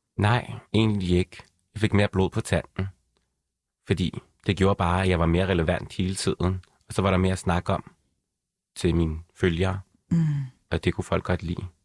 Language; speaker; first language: Danish; early bilingual, other home language; Arabic